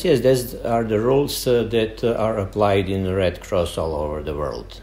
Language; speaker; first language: English; non-native, fluent; Serbian